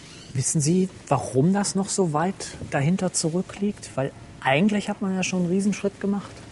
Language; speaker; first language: German; native; German